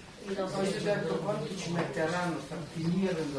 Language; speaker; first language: Italian; native; Italian